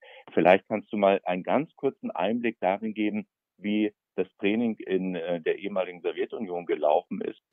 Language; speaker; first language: German; native; German